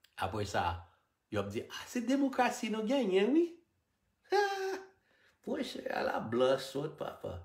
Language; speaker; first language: Haitian Creole; non-native, fluent; English